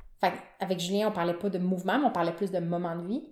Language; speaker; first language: French; native; French